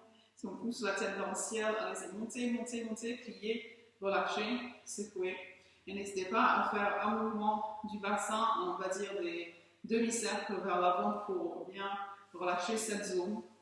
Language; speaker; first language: French; native; French